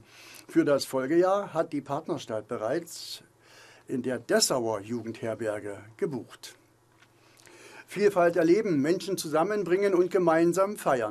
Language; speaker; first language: German; native; German